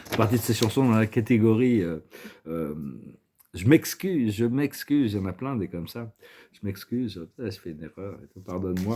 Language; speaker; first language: French; native; French